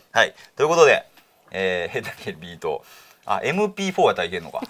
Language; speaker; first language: Japanese; native; Japanese